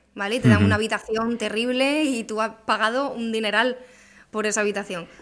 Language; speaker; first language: Spanish; native; Spanish